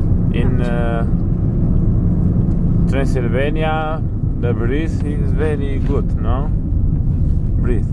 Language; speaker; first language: English; non-native, learner; Romanian